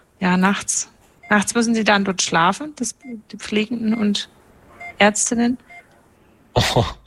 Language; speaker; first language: German; native; German